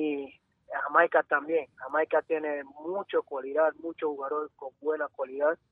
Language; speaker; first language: Spanish; non-native, learner; English